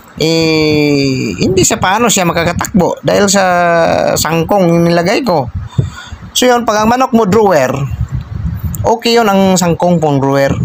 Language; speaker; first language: Filipino; non-native, local second language; Cebuano